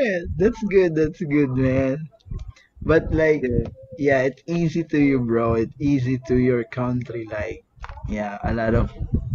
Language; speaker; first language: English; non-native, learner; Filipino